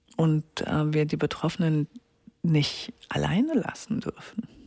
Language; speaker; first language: German; native; German